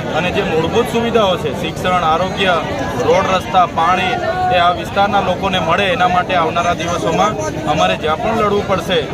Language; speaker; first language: Gujarati; native; Gujarati